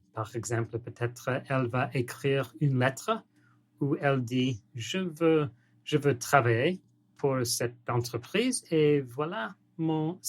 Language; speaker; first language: French; non-native, learner; English